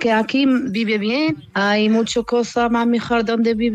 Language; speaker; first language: Spanish; non-native, learner; Arabic